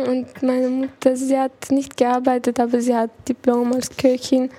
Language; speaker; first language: German; early bilingual, other home language; Chechen